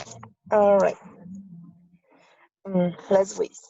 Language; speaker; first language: English; non-native, learner; Spanish